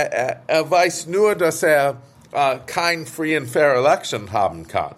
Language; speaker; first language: German; non-native, fluent; English